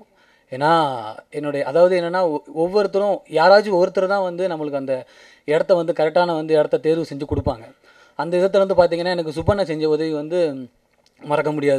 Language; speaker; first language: Tamil; native; Tamil